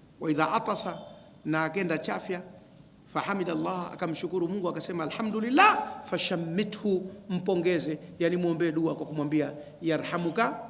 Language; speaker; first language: Swahili; native; Swahili